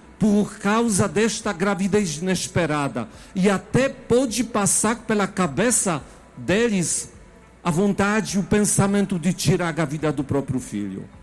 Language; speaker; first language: Portuguese; non-native, fluent; Polish